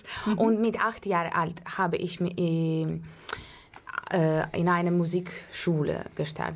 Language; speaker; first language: German; non-native, learner; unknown